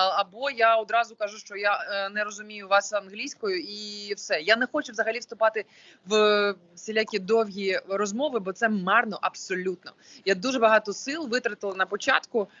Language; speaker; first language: Ukrainian; non-native, local second language; Russian